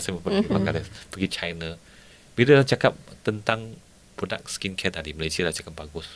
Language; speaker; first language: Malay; non-native, local second language; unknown